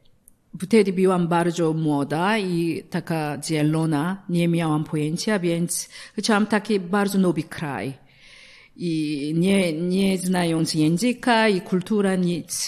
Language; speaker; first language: Polish; non-native, learner; Korean